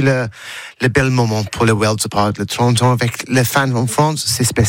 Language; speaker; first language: French; non-native, learner; English